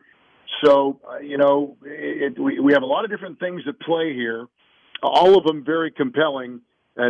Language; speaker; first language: English; native; English